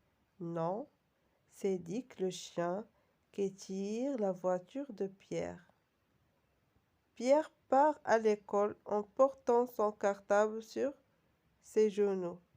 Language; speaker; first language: French; non-native, local second language; Arabic